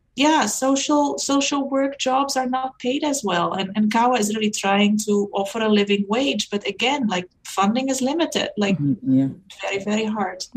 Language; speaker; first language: English; non-native, fluent; Dutch